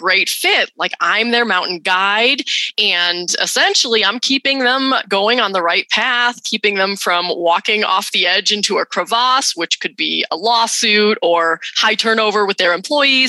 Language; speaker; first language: English; native; English